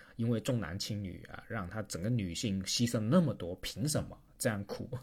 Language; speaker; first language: Chinese; native; Chinese